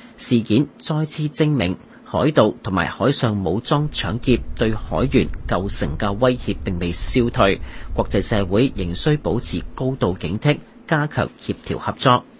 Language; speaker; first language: Chinese; non-native, local second language; Cantonese